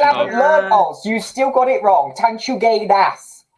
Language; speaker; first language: English; native; English